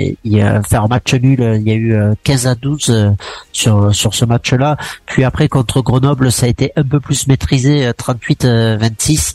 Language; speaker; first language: French; native; French